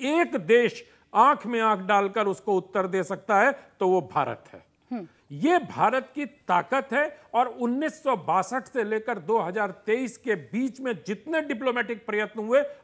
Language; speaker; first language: Hindi; native; Hindi